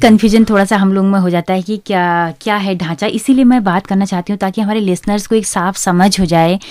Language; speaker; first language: Hindi; native; Hindi